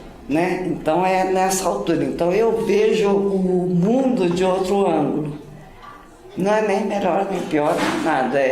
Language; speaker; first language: Portuguese; native; Portuguese